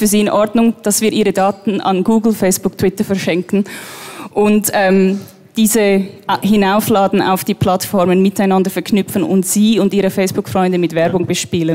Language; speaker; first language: German; native; German